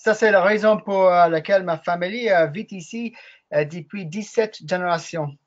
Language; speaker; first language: French; non-native, learner; English